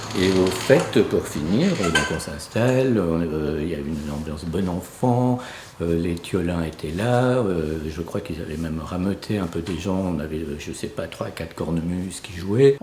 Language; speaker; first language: French; native; French